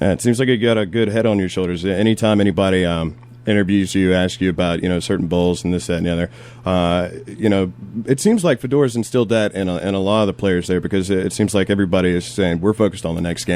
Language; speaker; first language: English; native; English